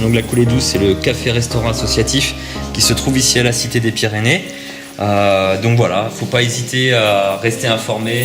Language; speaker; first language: French; native; French